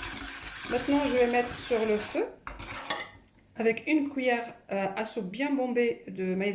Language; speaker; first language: French; non-native, local second language; Arabic